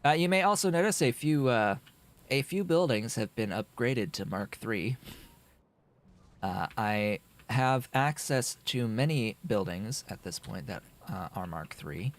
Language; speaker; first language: English; native; English